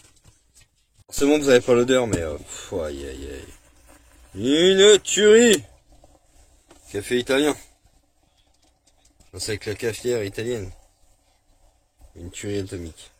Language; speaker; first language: French; native; French